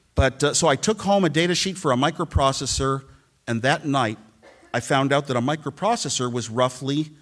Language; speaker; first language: English; native; English